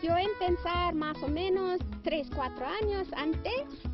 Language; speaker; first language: Spanish; non-native, learner; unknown